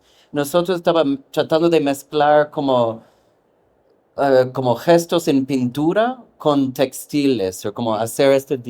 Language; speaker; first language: Spanish; non-native, fluent; English